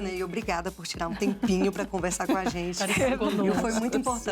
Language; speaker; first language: Portuguese; native; Portuguese